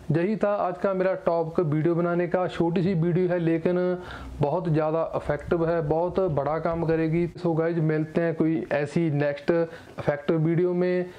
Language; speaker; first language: Hindi; non-native, local second language; Punjabi